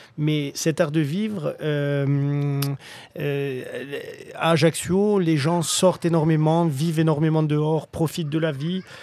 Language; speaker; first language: French; native; French